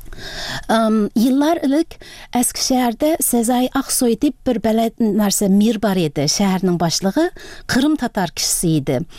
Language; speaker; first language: Tatar; early bilingual, heritage; Tatar